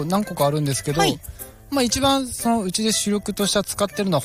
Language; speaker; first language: Japanese; native; Japanese